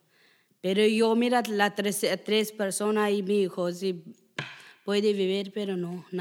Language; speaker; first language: Spanish; non-native, learner; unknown